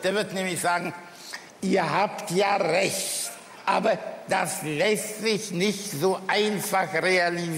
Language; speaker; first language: German; early bilingual, other home language; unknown